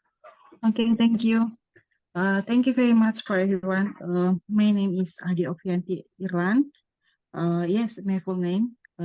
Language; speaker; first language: English; non-native, learner; Indonesian